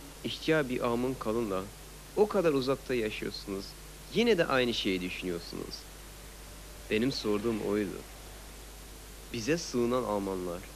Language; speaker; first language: Turkish; early bilingual, other home language; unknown